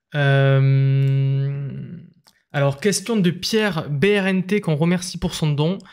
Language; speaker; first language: French; native; French